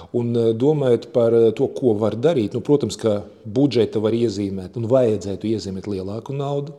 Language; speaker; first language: Latvian; non-native, local second language; Russian